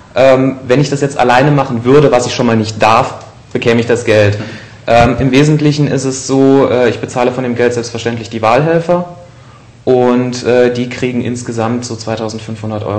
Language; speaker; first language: German; native; German